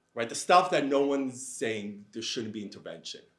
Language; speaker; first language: English; native; English